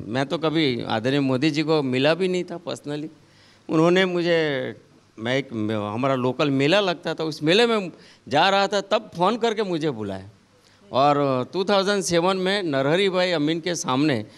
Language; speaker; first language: Hindi; non-native, local second language; Gujarati